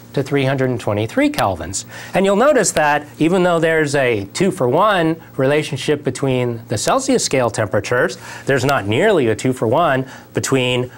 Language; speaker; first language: English; native; English